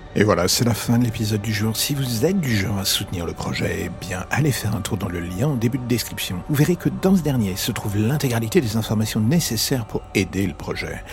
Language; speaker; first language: French; native; French